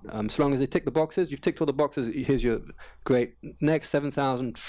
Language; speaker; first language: English; native; English